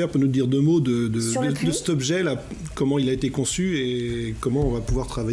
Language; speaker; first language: French; native; French